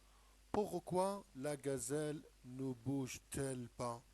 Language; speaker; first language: French; non-native, local second language; Arabic